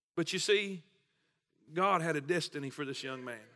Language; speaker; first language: English; native; English